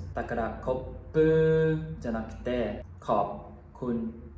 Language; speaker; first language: Japanese; non-native, fluent; English